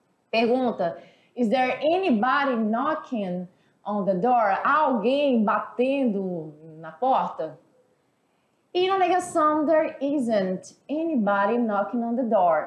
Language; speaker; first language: English; non-native, fluent; Portuguese